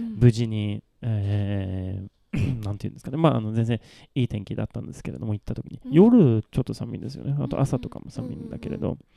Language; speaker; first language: Japanese; non-native, fluent; Swedish